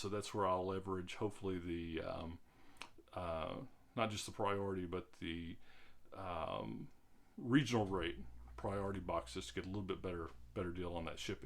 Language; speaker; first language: English; native; English